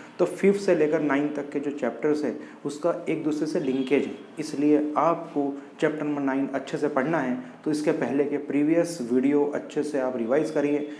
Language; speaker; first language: Hindi; native; Hindi